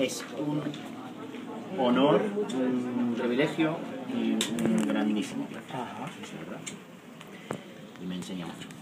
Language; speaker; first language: Spanish; non-native, fluent; English